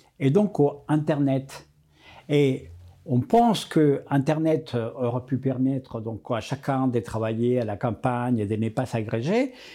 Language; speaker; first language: French; non-native, fluent; Spanish